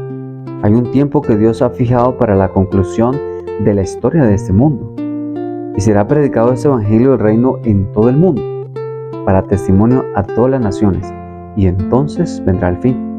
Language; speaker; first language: Spanish; native; Spanish